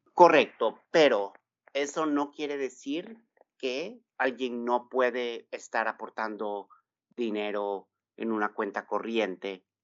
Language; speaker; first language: Spanish; native; Spanish